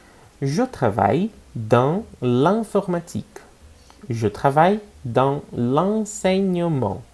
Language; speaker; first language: French; non-native, fluent; Portuguese